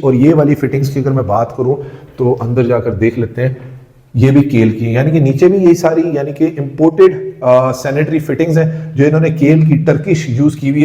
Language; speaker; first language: Urdu; native; Urdu